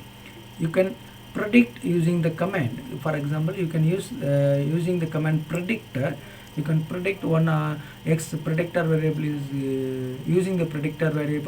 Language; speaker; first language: English; non-native, local second language; Tamil